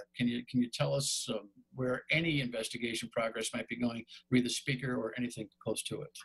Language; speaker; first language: English; native; English